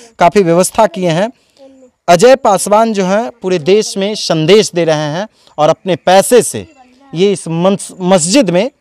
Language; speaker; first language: Hindi; native; Hindi